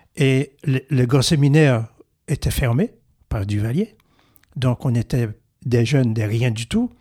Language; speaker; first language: French; non-native, local second language; Haitian Creole